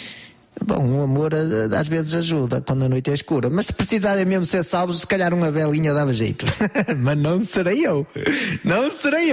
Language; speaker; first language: Portuguese; native; Portuguese